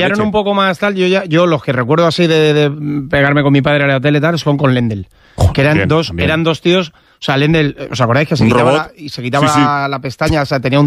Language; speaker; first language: Spanish; native; Spanish